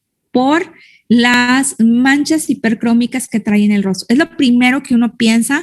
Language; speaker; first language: Spanish; native; Spanish